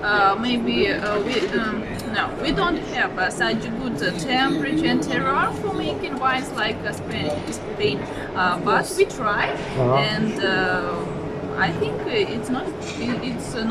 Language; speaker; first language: English; non-native, fluent; Russian